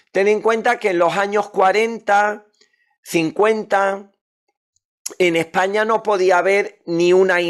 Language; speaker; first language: Spanish; native; Spanish